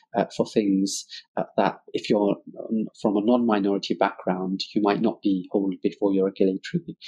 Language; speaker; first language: English; early bilingual, other home language; Bangla